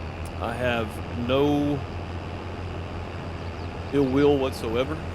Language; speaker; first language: English; native; English